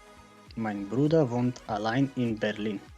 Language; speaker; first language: German; non-native, fluent; Macedonian